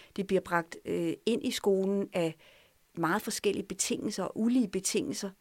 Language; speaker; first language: Danish; early bilingual, other home language; French